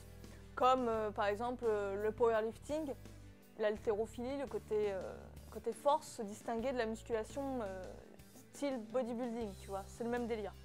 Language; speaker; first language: French; native; French